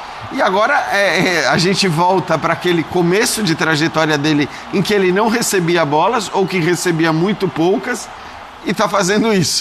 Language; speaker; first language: Portuguese; native; Portuguese